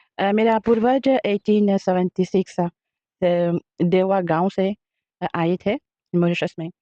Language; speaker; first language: Hindi; early bilingual, heritage; Hindi